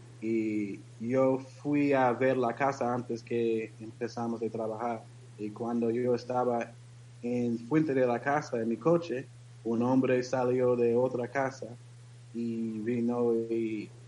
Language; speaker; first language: Spanish; non-native, learner; English